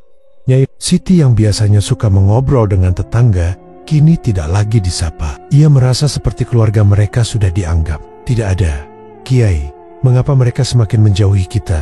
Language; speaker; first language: Indonesian; native; Indonesian